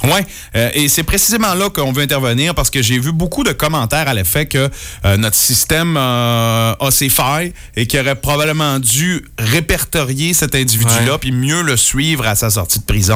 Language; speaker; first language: French; native; French